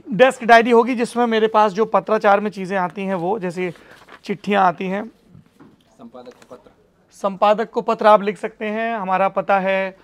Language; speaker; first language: Hindi; native; Hindi